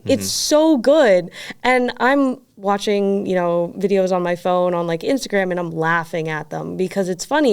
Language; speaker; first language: English; native; English